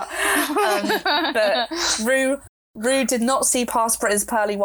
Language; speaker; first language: English; native; English